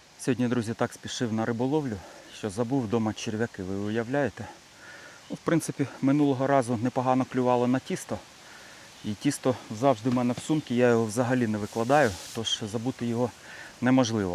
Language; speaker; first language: Ukrainian; native; Ukrainian